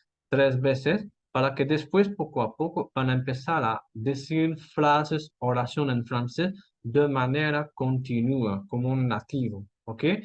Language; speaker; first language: Spanish; non-native, fluent; French